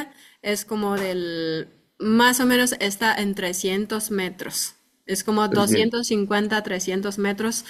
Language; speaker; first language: Spanish; non-native, fluent; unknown